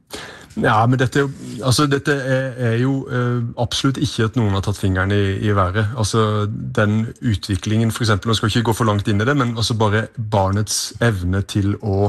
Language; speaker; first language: Norwegian; native; Norwegian